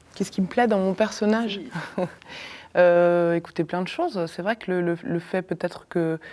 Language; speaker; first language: French; native; French